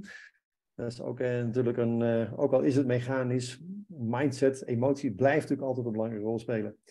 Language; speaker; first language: Dutch; native; Dutch